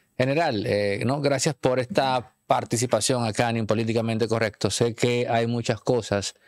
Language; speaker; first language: Spanish; native; Spanish